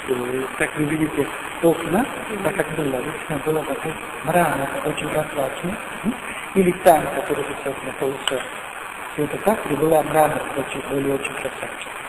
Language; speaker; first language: Russian; non-native, learner; Italian